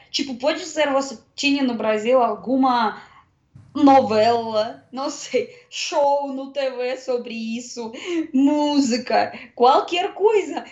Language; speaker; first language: Portuguese; non-native, learner; Russian